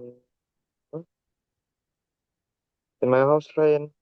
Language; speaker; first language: English; non-native, learner; Indonesian